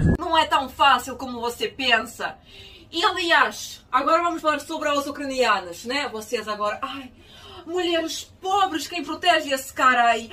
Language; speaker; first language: Portuguese; non-native, fluent; Ukrainian